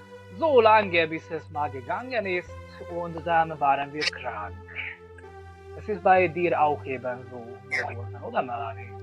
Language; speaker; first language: German; non-native, learner; Hungarian